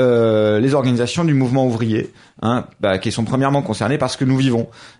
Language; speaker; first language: French; native; French